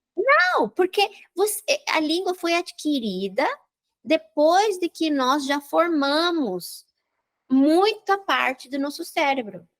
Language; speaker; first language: Portuguese; non-native, fluent; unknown